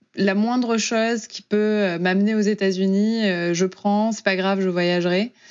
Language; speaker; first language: French; native; French